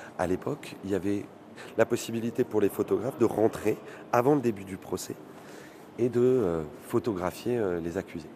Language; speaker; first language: French; native; French